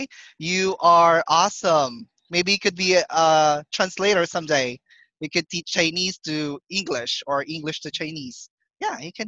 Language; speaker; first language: English; non-native, local second language; Filipino